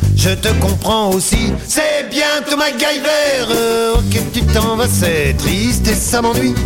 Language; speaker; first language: French; native; French